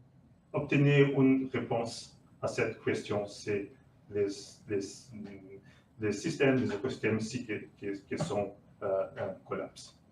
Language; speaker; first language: French; non-native, learner; Portuguese